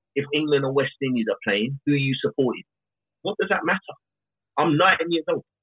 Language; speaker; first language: English; native; English